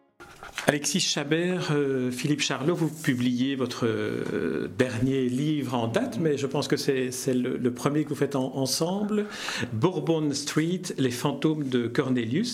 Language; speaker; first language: French; native; French